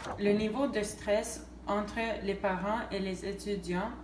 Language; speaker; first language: French; non-native, local second language; English